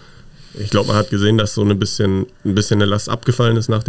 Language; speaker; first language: German; native; German